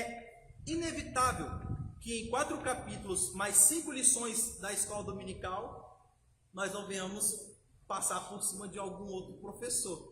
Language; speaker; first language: Portuguese; native; Portuguese